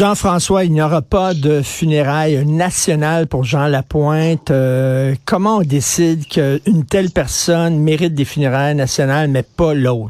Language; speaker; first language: French; native; French